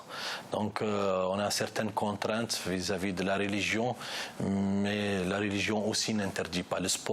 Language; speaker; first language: French; non-native, local second language; Arabic